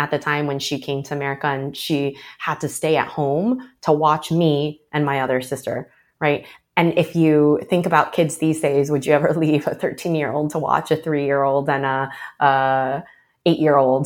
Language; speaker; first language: English; early bilingual, other home language; Chinese